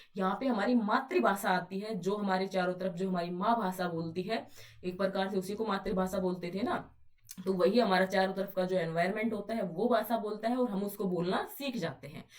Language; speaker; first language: Hindi; native; Hindi